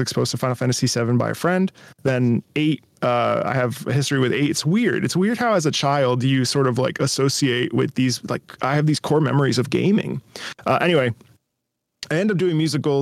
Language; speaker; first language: English; early bilingual, other home language; Italian